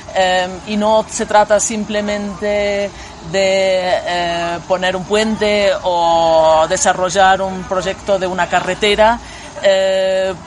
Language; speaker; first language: Spanish; non-native, fluent; German